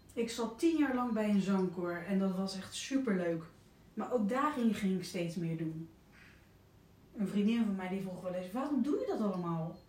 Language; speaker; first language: Dutch; native; Dutch